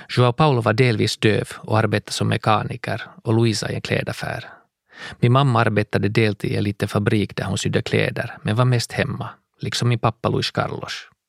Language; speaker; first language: Swedish; native; Swedish